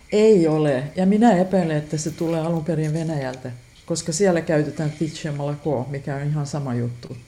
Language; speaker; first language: Finnish; non-native, local second language; Swedish